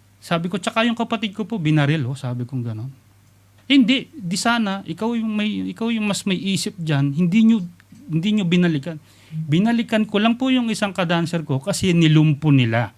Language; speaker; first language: Filipino; native; Filipino